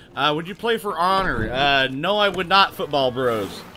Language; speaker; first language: English; native; English